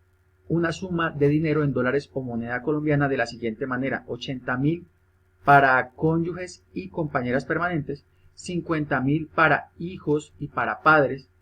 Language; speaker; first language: Spanish; native; Spanish